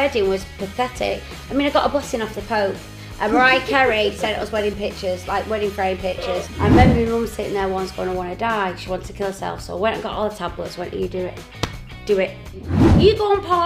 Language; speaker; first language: English; native; English